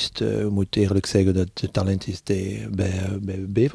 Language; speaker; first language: Dutch; non-native, local second language; French